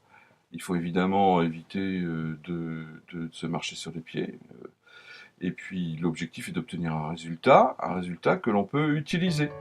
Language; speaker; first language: French; native; French